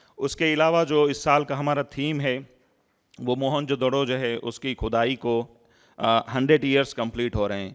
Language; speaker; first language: Urdu; non-native, local second language; Sindhi